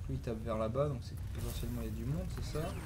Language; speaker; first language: French; native; French